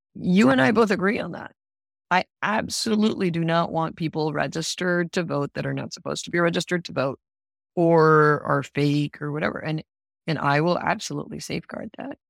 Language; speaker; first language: English; non-native, fluent; Spanish